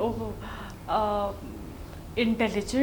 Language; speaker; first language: Telugu; non-native, learner; Hindi